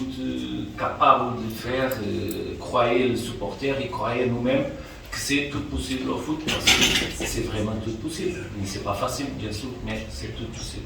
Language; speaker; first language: French; non-native, fluent; Portuguese